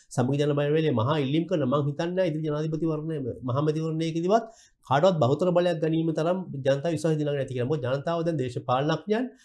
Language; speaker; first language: Sinhala; native; Sinhala